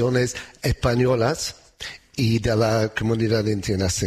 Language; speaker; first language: Spanish; non-native, learner; English